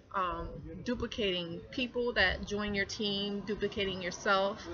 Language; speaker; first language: English; native; English